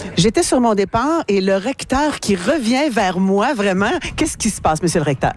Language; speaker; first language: French; native; French